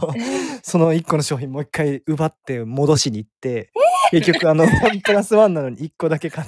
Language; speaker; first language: Japanese; native; Japanese